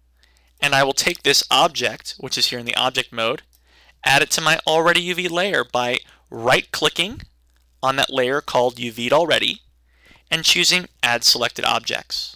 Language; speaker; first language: English; native; English